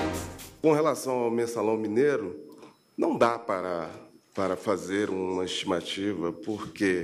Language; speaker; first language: Portuguese; native; Portuguese